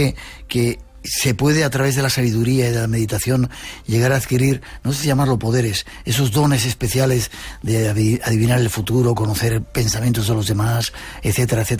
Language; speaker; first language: Spanish; native; Spanish